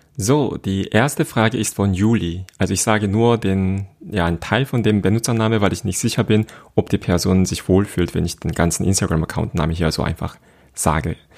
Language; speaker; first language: German; non-native, fluent; Korean